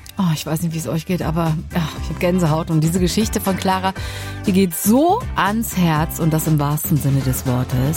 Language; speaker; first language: German; native; German